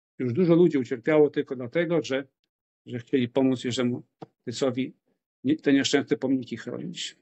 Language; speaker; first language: Polish; native; Polish